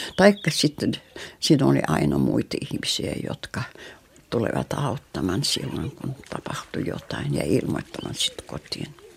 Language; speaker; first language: Finnish; non-native, local second language; Russian